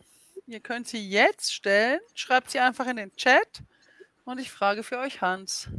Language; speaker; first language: German; native; German